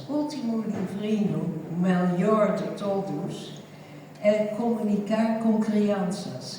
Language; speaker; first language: Portuguese; non-native, fluent; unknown